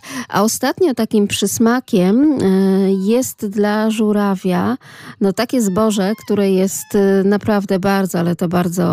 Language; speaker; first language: Polish; native; Polish